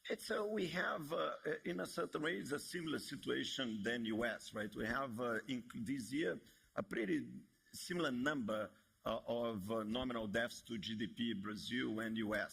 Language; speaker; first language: English; non-native, fluent; Portuguese